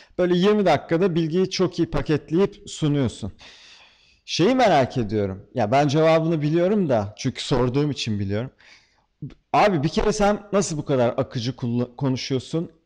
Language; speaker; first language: Turkish; native; Turkish